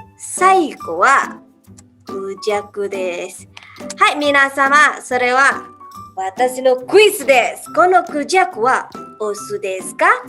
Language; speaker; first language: Japanese; non-native, learner; Indonesian